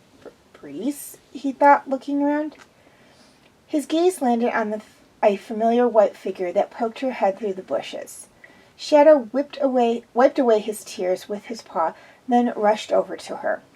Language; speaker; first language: English; native; English